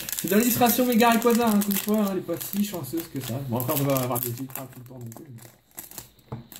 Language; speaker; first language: French; native; French